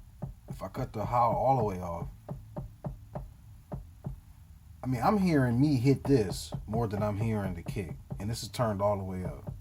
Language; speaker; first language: English; native; English